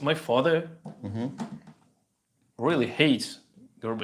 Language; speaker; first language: English; non-native, learner; Russian